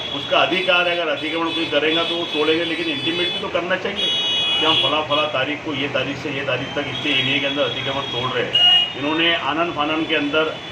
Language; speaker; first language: Hindi; non-native, local second language; Urdu